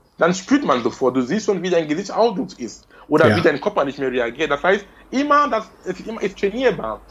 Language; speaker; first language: German; non-native, fluent; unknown